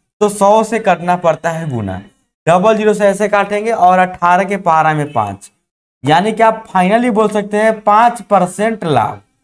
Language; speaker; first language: Hindi; native; Hindi